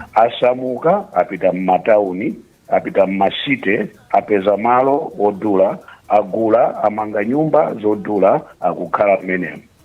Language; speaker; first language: Nyanja; native; Nyanja